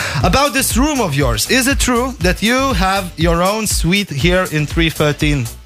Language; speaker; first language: English; non-native, fluent; Lithuanian